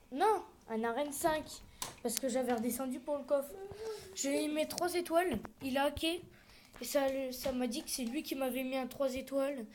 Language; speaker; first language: French; native; French